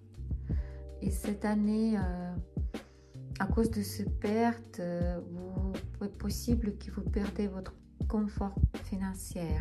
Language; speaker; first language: French; non-native, fluent; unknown